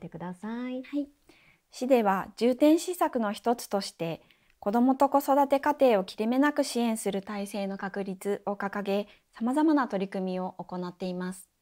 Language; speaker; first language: Japanese; native; Japanese